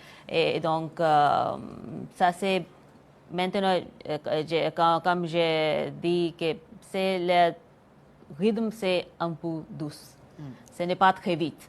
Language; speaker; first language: French; non-native, learner; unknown